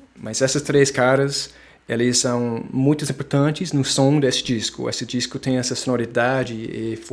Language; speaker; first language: Portuguese; non-native, fluent; English